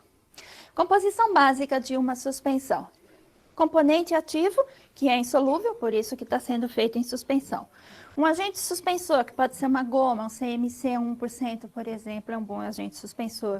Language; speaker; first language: Portuguese; native; Portuguese